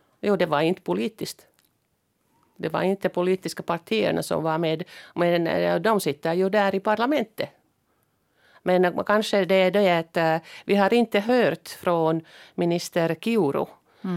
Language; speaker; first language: Swedish; non-native, local second language; Finnish